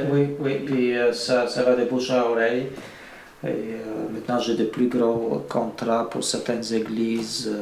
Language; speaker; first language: French; non-native, fluent; Bulgarian